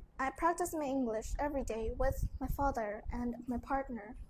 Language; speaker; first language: English; non-native, learner; Vietnamese